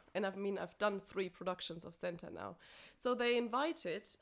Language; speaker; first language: English; non-native, fluent; German